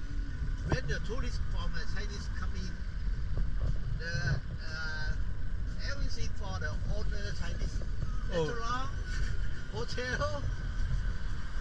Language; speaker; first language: English; non-native, learner; Thai